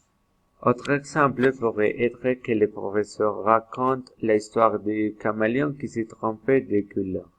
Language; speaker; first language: French; non-native, learner; Spanish